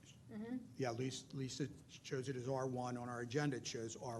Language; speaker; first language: English; native; English